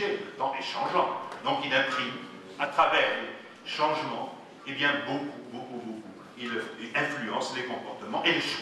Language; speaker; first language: French; non-native, local second language; Arabic